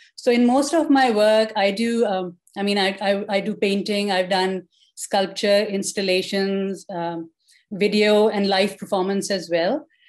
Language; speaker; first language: English; non-native, local second language; Urdu